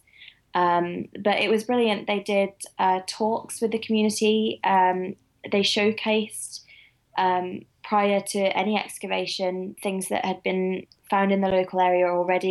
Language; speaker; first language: English; native; English